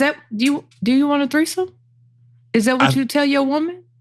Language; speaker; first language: English; native; English